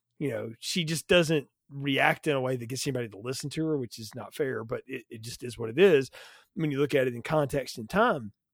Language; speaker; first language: English; native; English